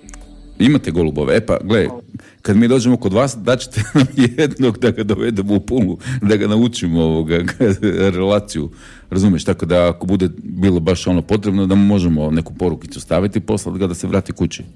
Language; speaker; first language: Serbian; native; Serbian